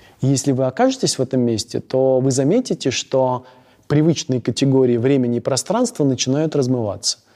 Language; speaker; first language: Russian; native; Russian